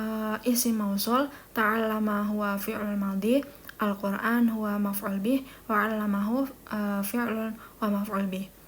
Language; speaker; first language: Arabic; non-native, learner; Indonesian